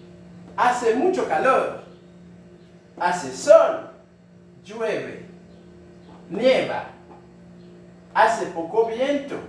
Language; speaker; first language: Spanish; non-native, learner; Haitian Creole